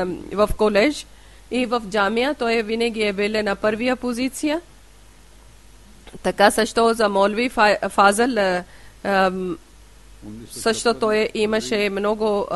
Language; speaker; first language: Bulgarian; non-native, learner; Urdu